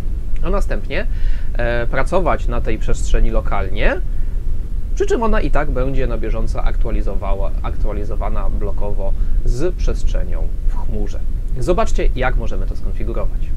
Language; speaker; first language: Polish; native; Polish